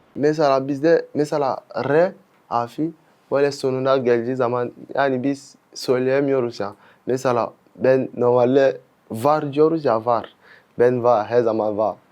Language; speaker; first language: Turkish; non-native, fluent; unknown